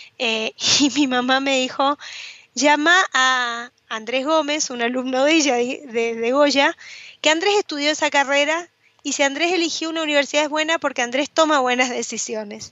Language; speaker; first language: Spanish; native; Spanish